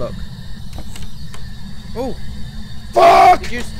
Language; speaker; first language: English; native; English